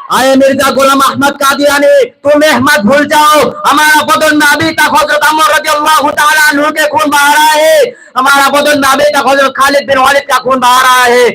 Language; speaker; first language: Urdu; non-native, fluent; Bangla